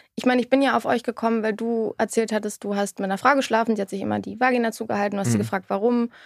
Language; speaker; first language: German; native; German